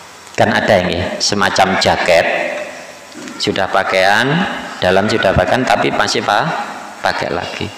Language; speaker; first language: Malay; non-native, local second language; Javanese